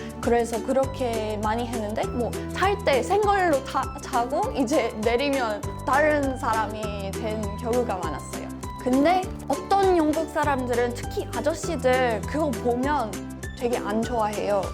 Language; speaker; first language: Korean; non-native, fluent; English